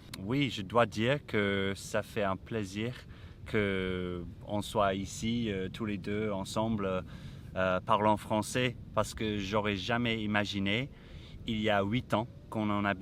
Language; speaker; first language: French; non-native, fluent; English